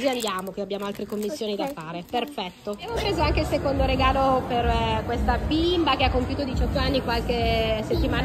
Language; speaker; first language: Italian; native; Italian